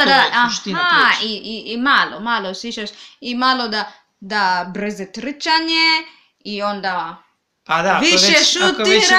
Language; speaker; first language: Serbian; non-native, learner; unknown